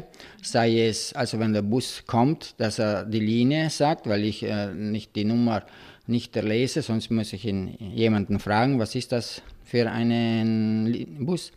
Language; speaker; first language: German; non-native, local second language; Italian